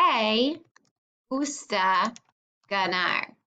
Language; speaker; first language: Spanish; non-native, fluent; English